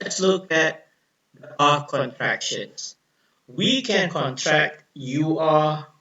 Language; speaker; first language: English; non-native, local second language; Malay